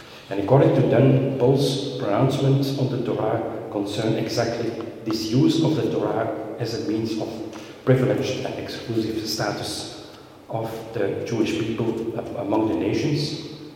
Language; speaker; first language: English; non-native, fluent; Dutch